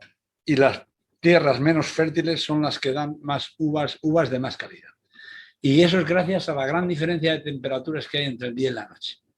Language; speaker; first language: Spanish; native; Spanish